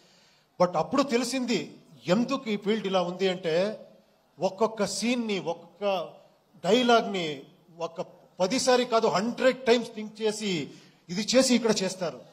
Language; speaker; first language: Telugu; non-native, local second language; Kannada